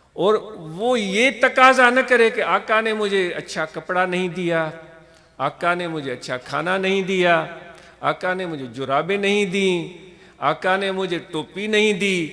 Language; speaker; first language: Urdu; non-native, local second language; Sindhi